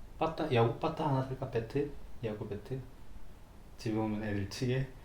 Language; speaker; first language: Korean; native; Korean